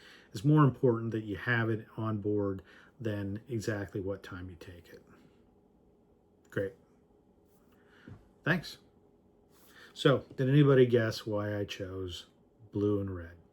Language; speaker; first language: English; native; English